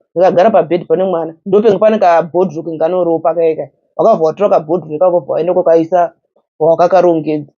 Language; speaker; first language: Shona; native; Shona